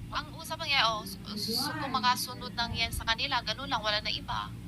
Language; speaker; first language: Filipino; non-native, learner; Chinese